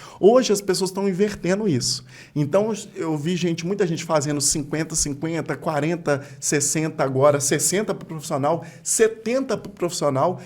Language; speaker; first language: Portuguese; native; Portuguese